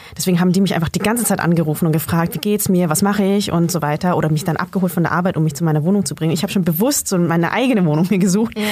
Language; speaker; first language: German; early bilingual, other home language; Vietnamese